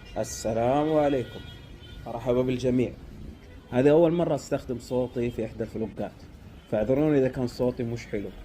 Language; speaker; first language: Egyptian Arabic; non-native, learner; Arabic